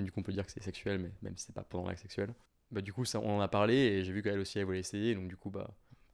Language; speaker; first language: French; native; French